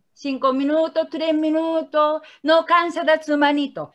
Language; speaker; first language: Spanish; non-native, learner; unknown